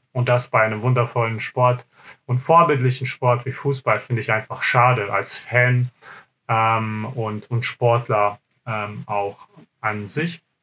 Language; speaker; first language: German; early bilingual, other home language; Serbian